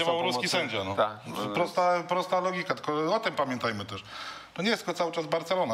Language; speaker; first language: Polish; native; Polish